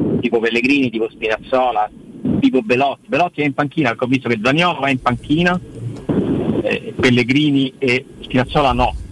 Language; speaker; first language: Italian; native; Italian